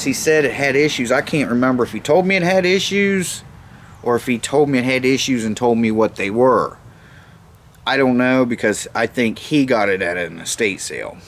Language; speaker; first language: English; native; English